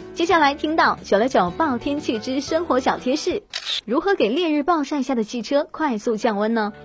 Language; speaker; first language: Chinese; native; Chinese